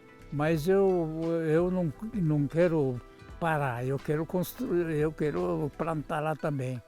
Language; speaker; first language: Portuguese; non-native, local second language; Japanese